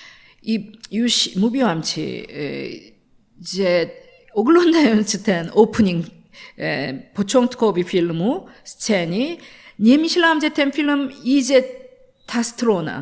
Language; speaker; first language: Polish; non-native, learner; Korean